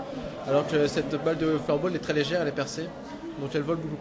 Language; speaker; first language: French; native; French